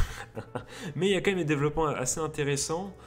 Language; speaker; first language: French; native; French